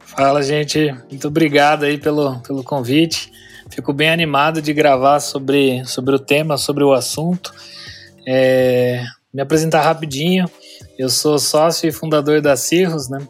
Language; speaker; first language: Portuguese; native; Portuguese